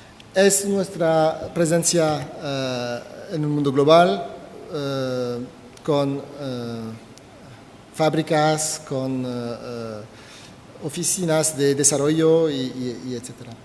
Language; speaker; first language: Spanish; non-native, fluent; French